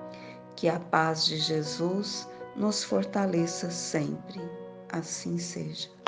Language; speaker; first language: Portuguese; native; Portuguese